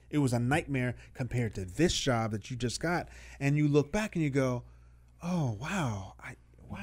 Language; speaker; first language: English; native; English